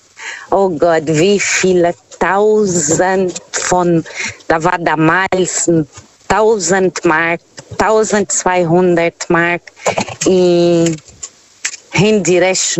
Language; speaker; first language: German; non-native, fluent; Portuguese